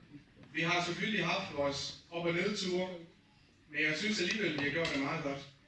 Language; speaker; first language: Danish; early bilingual, other home language; Vietnamese